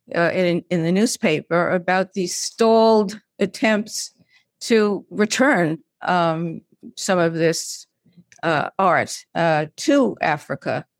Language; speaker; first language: English; native; English